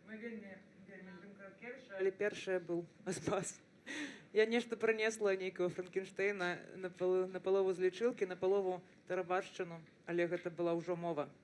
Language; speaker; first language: Belarusian; non-native, local second language; Russian